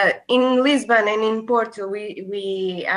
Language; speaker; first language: English; non-native, fluent; Portuguese